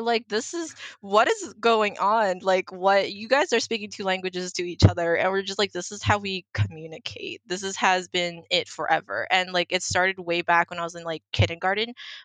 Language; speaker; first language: English; early bilingual, other home language; Chinese